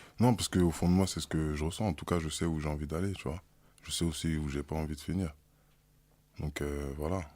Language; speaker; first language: French; native; French